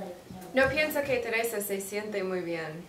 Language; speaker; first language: Spanish; non-native, learner; English